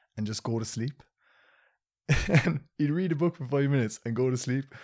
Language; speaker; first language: English; native; English